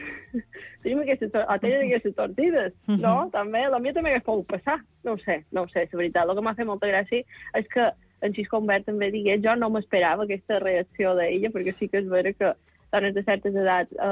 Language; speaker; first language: Catalan; native; Catalan